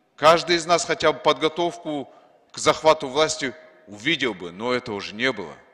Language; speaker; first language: Russian; non-native, local second language; Kyrgyz